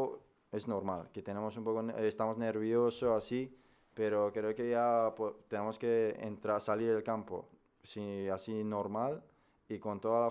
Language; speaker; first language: Spanish; non-native, fluent; Persian